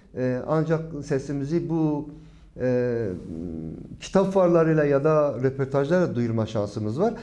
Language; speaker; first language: Turkish; non-native, local second language; Kurdish